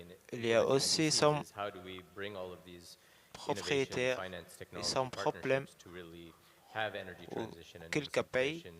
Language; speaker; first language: French; non-native, learner; Arabic